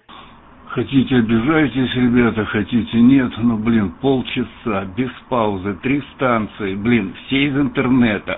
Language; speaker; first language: Russian; native; Russian